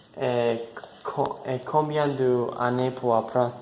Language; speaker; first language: French; non-native, learner; English